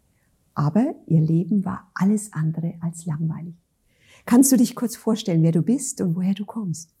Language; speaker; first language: German; native; German